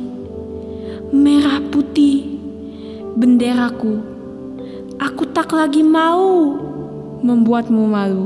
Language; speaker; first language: Indonesian; native; Indonesian